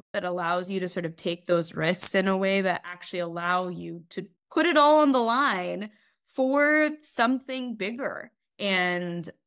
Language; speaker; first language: English; native; English